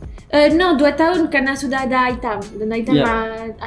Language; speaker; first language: Indonesian; non-native, learner; French